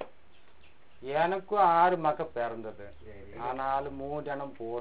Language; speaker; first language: Tamil; non-native, local second language; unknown